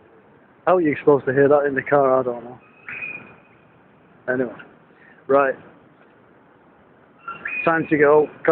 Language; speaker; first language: English; native; English